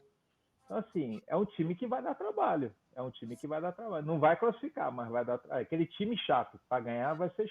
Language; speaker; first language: Portuguese; native; Portuguese